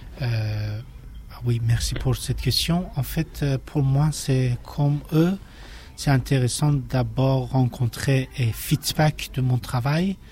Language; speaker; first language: French; non-native, learner; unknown